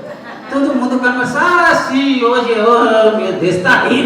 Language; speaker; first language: Portuguese; non-native, learner; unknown